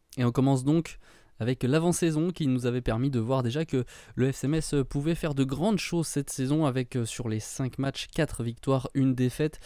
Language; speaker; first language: French; native; French